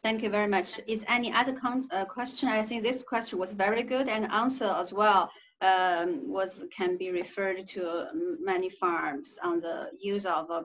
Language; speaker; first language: English; non-native, learner; Chinese